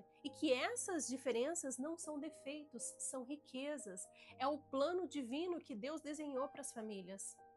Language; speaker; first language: Portuguese; native; Portuguese